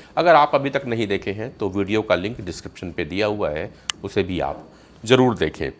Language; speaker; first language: Hindi; native; Hindi